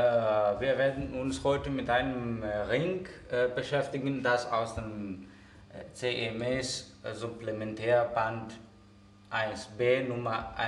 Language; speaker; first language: German; non-native, fluent; Greek